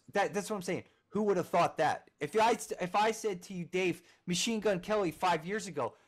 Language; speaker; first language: English; native; English